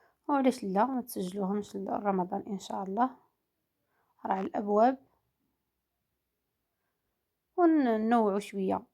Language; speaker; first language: Arabic; native; Arabic